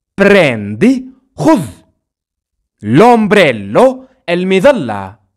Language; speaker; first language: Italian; non-native, fluent; Arabic